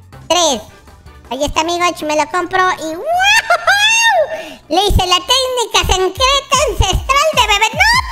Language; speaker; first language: Spanish; native; Spanish